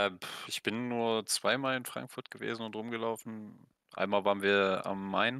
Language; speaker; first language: German; native; German